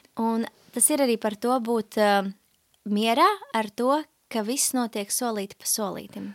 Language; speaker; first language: Latvian; native; Latvian